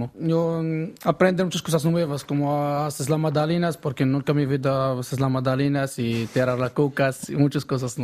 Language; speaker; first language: Spanish; non-native, learner; Arabic